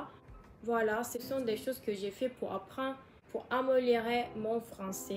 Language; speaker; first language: French; non-native, learner; Turkish